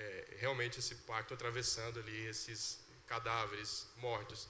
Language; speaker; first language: Portuguese; native; Portuguese